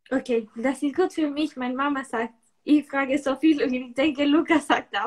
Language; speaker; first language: German; non-native, learner; Spanish